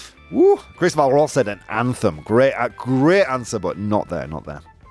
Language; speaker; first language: English; native; English